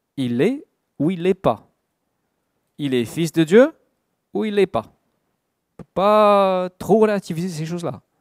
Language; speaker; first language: French; non-native, fluent; English